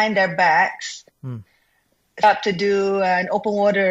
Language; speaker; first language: English; non-native, local second language; Malay